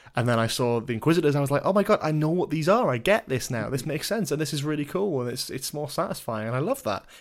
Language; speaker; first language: English; native; English